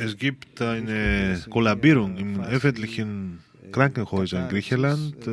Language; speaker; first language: German; non-native, fluent; Greek